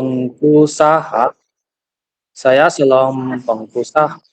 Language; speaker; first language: Indonesian; non-native, learner; Chinese